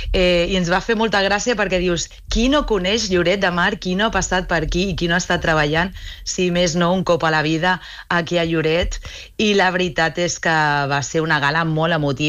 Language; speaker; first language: Catalan; native; Catalan